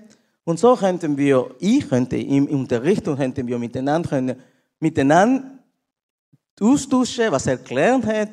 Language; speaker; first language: German; non-native, learner; Spanish